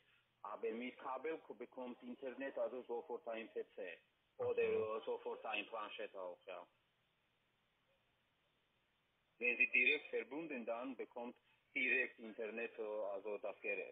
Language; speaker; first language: German; non-native, learner; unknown